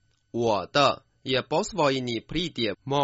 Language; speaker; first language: Croatian; non-native, fluent; Chinese